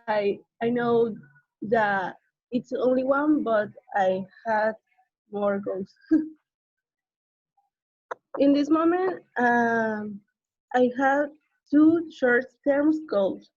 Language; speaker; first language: English; non-native, learner; Spanish